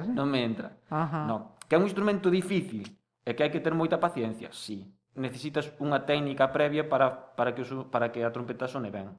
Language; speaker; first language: Galician; native; Galician